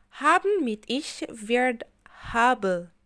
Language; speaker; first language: German; non-native, fluent; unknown